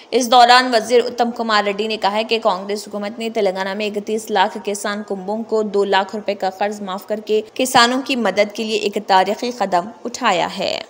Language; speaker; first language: Urdu; native; Urdu